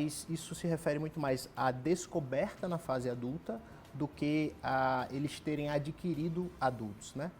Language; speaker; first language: Portuguese; native; Portuguese